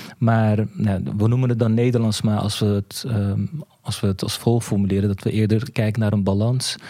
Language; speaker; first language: Dutch; early bilingual, other home language; Turkish